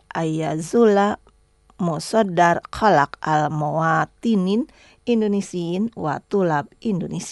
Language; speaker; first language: Arabic; non-native, fluent; Indonesian